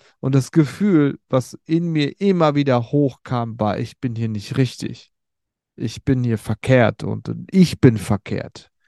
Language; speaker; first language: German; early bilingual, other home language; Turkish